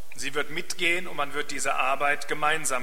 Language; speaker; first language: German; native; German